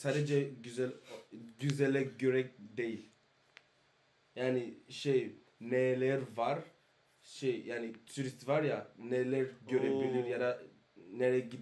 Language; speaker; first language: Turkish; non-native, learner; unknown